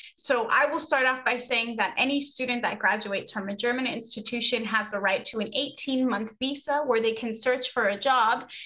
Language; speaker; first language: English; early bilingual, other home language; Spanish